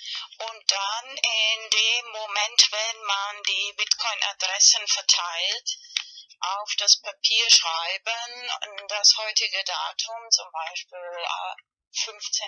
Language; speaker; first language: German; non-native, fluent; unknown